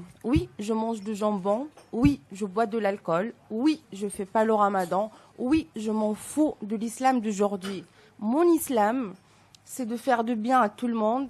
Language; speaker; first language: French; non-native, local second language; Arabic